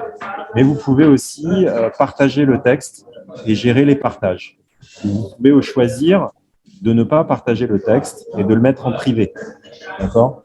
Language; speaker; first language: French; native; French